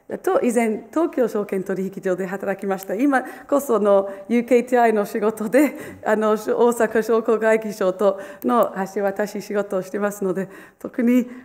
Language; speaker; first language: Japanese; non-native, fluent; English